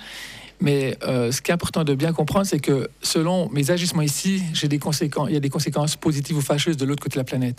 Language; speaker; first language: French; native; French